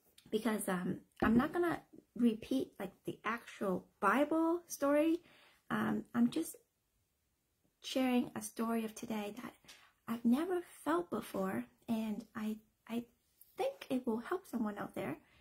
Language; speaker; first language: English; early bilingual, other home language; Vietnamese